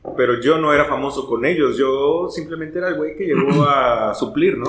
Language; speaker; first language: Spanish; native; Spanish